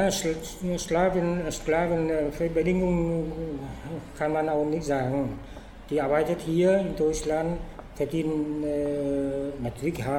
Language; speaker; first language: German; non-native, fluent; Vietnamese